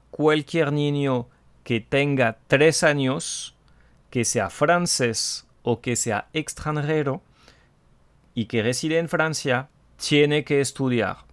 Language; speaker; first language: Spanish; non-native, fluent; French